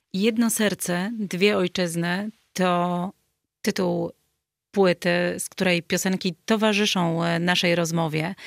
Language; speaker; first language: Polish; native; Polish